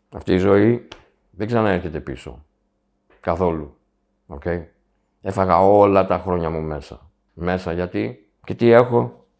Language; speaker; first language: Greek; early bilingual, heritage; Greek